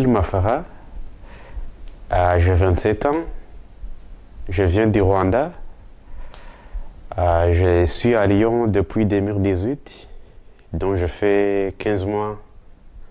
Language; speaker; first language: French; non-native, local second language; Kinyarwanda